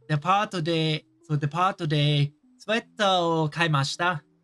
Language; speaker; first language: Japanese; non-native, learner; English